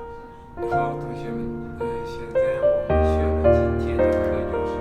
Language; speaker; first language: Chinese; non-native, fluent; Kazakh